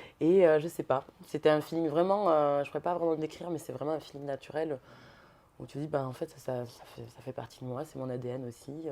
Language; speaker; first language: French; native; French